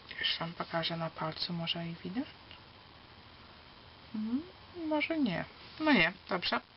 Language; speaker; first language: Polish; early bilingual, heritage; Polish